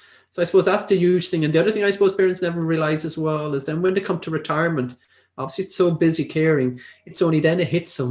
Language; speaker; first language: English; native; English